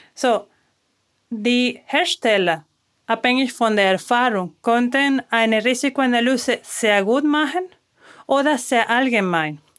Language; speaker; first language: German; non-native, fluent; Spanish